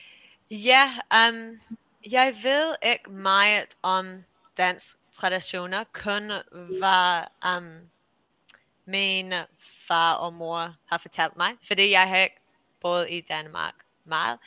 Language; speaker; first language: Danish; early bilingual, heritage; English